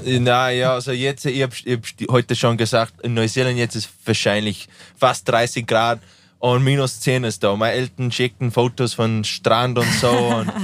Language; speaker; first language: German; non-native, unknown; English